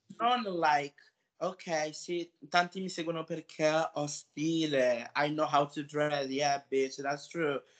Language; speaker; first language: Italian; early bilingual, other home language; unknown